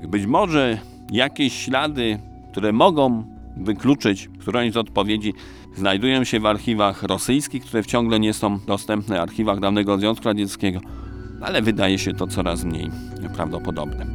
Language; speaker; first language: Polish; native; Polish